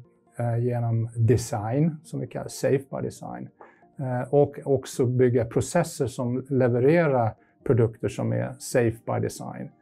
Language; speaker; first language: Swedish; non-native, fluent; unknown